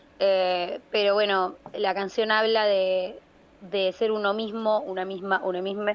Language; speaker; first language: Spanish; native; Spanish